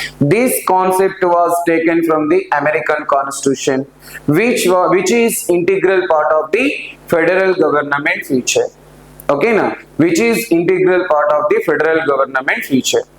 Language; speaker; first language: English; non-native, local second language; Telugu